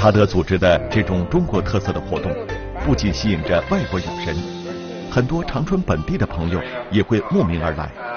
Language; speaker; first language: Chinese; native; Chinese